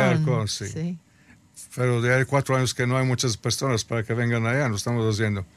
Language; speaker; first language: Spanish; early bilingual, heritage; Spanish